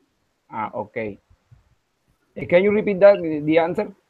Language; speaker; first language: English; non-native, learner; Spanish